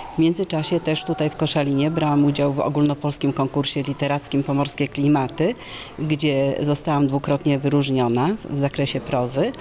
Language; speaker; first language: Polish; native; Polish